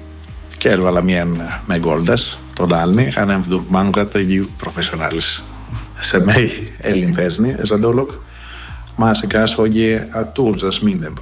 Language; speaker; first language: Hungarian; non-native, fluent; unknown